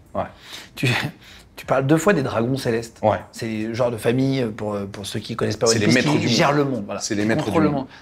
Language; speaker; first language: French; native; French